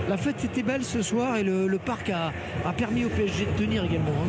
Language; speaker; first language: French; native; French